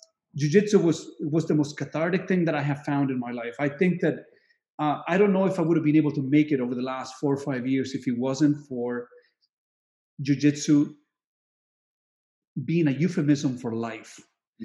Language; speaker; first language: English; non-native, fluent; Spanish